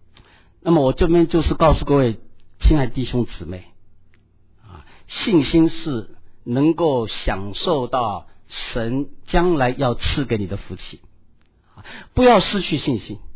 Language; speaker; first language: Chinese; native; Chinese